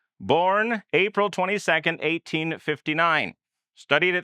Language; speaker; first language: English; native; English